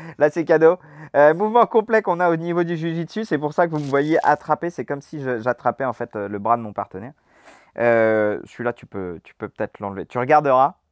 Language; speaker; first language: French; native; French